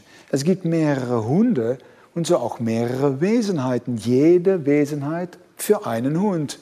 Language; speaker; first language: German; non-native, fluent; Dutch